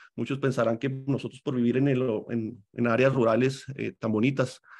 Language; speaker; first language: Spanish; native; Spanish